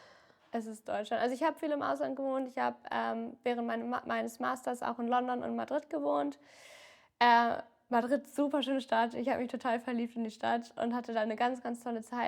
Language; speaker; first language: German; native; German